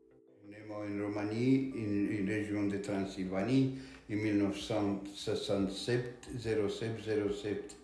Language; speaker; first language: French; non-native, learner; Romanian